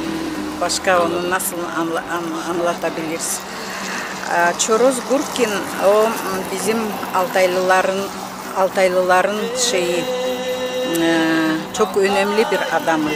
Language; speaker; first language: Turkish; non-native, learner; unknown